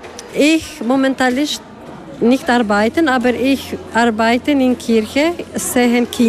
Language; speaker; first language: German; non-native, learner; Albanian